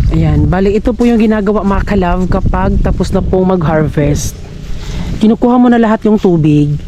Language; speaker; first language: Filipino; non-native, local second language; Cebuano